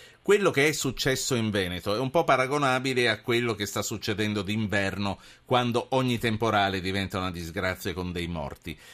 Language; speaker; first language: Italian; native; Italian